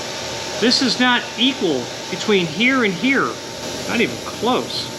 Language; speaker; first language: English; native; English